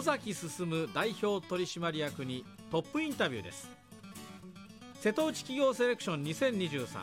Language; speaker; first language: Japanese; native; Japanese